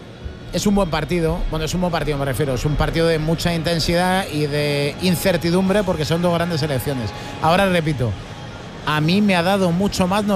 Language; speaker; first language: Spanish; native; Spanish